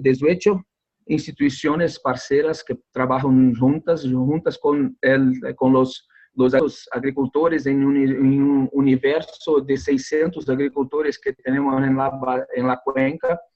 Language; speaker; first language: Spanish; non-native, learner; Portuguese